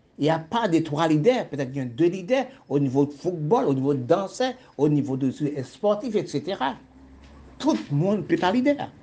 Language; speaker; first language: French; non-native, local second language; Haitian Creole